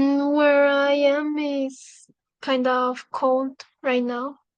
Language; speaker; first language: English; non-native, fluent; Spanish